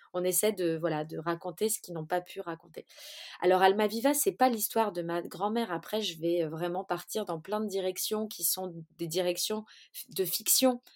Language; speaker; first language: French; early bilingual, other home language; Portuguese